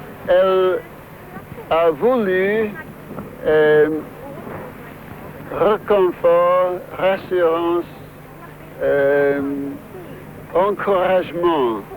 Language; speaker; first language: French; non-native, fluent; English